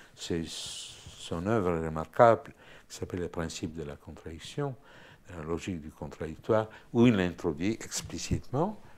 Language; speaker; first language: French; non-native, fluent; Romanian